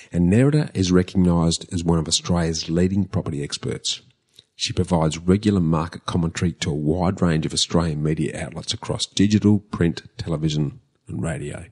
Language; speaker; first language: English; native; English